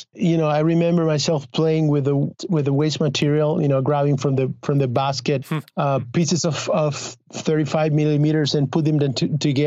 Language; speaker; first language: English; non-native, fluent; Spanish